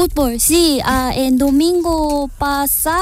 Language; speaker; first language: Spanish; non-native, learner; Korean